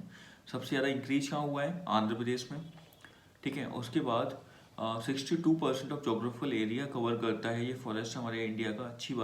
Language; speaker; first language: Hindi; native; Hindi